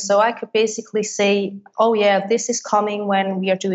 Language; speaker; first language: English; non-native, fluent; Swiss German